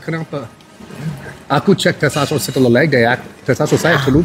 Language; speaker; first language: Indonesian; non-native, fluent; English